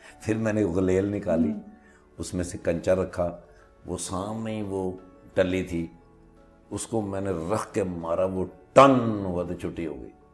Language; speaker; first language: Urdu; non-native, local second language; Punjabi